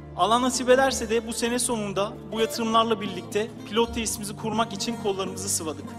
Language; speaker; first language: Turkish; early bilingual, heritage; Turkish